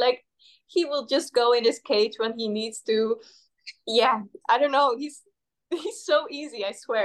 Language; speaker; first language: English; non-native, fluent; Dutch